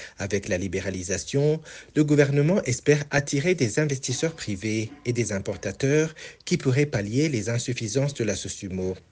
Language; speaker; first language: French; non-native, local second language; Rundi